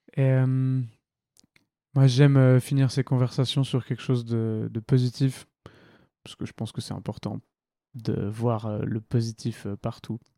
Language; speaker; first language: French; native; French